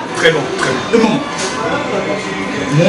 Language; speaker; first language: French; non-native, learner; Turkish